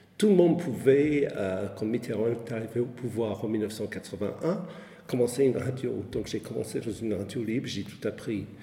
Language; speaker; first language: French; non-native, fluent; English